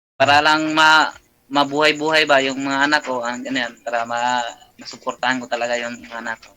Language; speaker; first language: Filipino; non-native, local second language; Cebuano